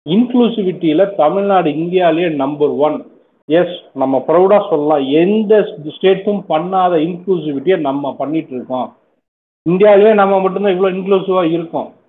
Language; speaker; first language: Tamil; native; Tamil